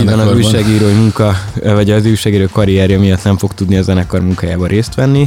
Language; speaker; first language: Hungarian; native; Hungarian